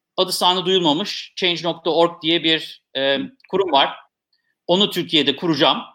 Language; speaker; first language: Turkish; native; Turkish